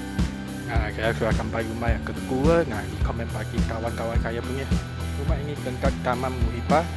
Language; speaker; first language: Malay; non-native, local second language; Chinese